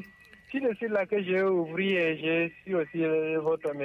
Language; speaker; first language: French; non-native, learner; Hausa